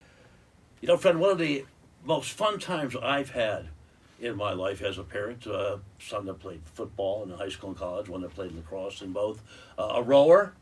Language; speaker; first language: English; native; English